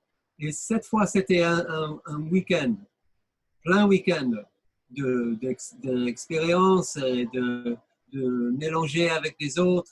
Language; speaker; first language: French; non-native, fluent; English